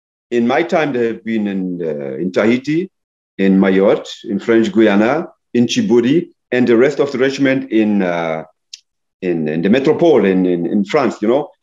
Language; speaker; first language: English; non-native, fluent; German